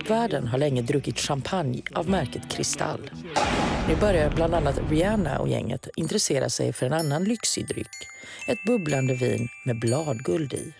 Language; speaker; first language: Swedish; native; Swedish